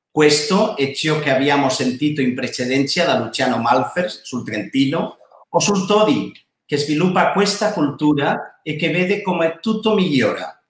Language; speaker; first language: Italian; non-native, learner; Catalan